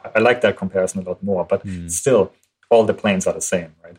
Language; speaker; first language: English; non-native, fluent; German